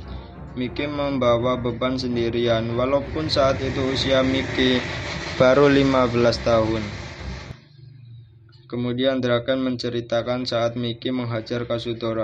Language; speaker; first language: Indonesian; native; Indonesian